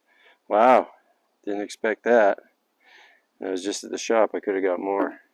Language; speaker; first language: English; native; English